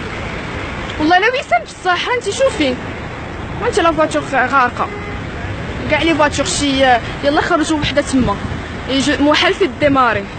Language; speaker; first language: Arabic; native; Arabic